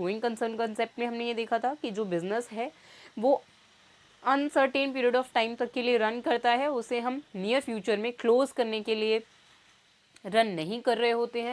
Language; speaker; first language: Hindi; native; Hindi